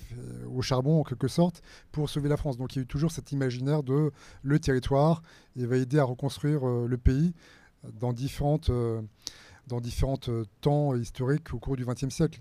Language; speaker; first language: French; native; French